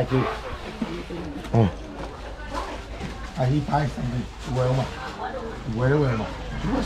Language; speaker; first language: English; non-native, learner; Burmese